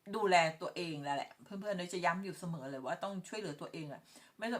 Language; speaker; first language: Thai; native; Thai